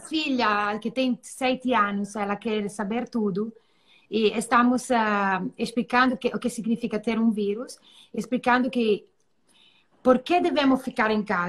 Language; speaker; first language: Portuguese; non-native, learner; Italian